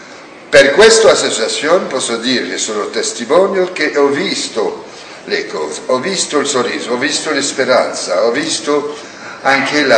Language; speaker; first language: Italian; non-native, learner; French